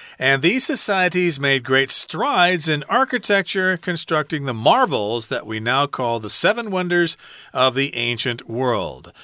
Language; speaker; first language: English; native; English